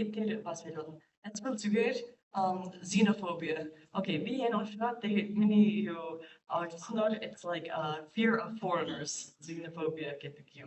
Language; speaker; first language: Mongolian; non-native, learner; English